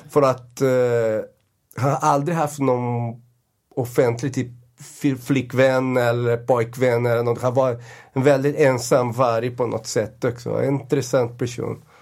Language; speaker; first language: Swedish; non-native, fluent; Portuguese